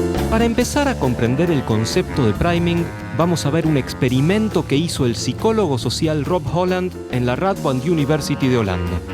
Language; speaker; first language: Spanish; native; Spanish